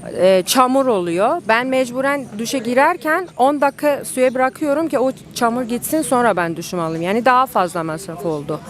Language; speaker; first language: Turkish; non-native, learner; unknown